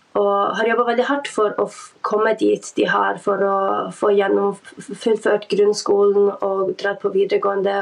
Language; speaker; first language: Norwegian; early bilingual, other home language; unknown